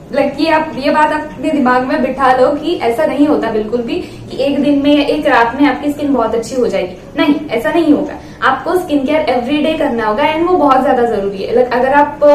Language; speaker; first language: Hindi; non-native, local second language; Marathi